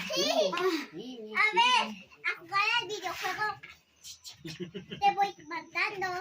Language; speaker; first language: Spanish; native; Spanish